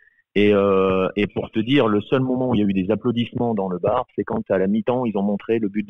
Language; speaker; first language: French; native; French